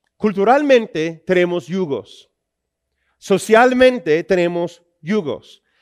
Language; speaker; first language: Spanish; non-native, fluent; English